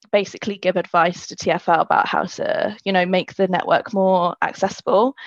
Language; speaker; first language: English; native; English